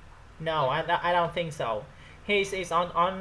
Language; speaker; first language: English; non-native, learner; Vietnamese